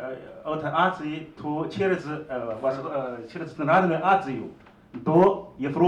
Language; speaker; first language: Russian; non-native, learner; Chinese